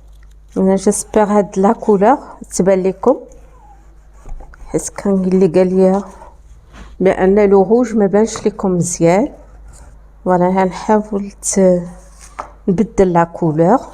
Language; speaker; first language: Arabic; native; Arabic